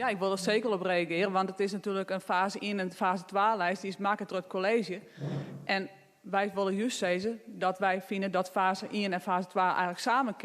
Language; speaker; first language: Dutch; non-native, local second language; Western Frisian